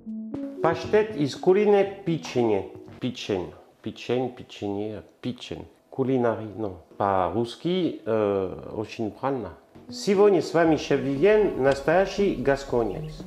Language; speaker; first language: Russian; non-native, learner; French